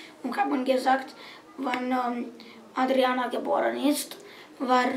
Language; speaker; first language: German; non-native, learner; Romanian